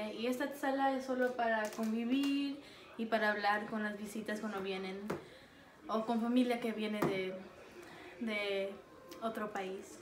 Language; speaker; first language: Spanish; early bilingual, heritage; Spanish